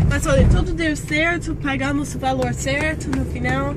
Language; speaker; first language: Portuguese; non-native, fluent; English